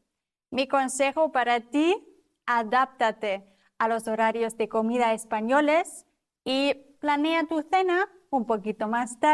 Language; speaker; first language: Spanish; non-native, fluent; German